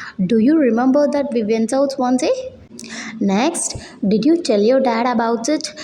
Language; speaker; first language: English; non-native, local second language; Tamil